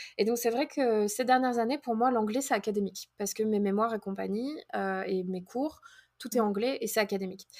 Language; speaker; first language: French; native; French